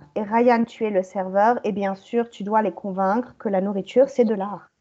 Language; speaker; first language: French; native; French